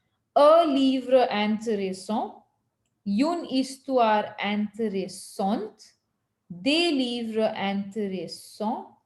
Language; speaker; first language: French; non-native, fluent; Hindi